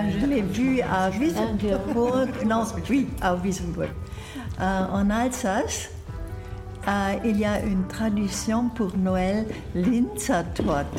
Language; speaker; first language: French; non-native, learner; German